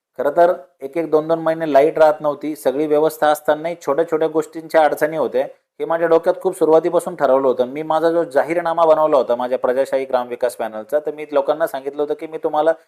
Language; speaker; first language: Marathi; native; Marathi